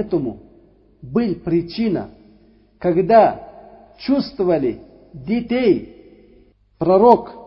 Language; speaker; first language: Russian; non-native, learner; Uzbek